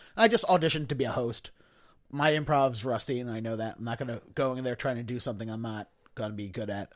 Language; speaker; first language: English; native; English